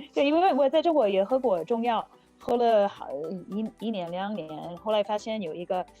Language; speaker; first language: Chinese; non-native, fluent; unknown